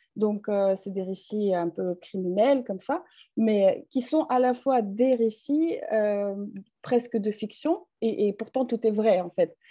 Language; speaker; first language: French; non-native, fluent; Russian